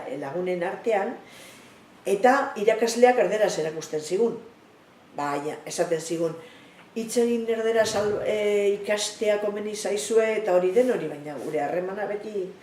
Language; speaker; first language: Basque; native; Basque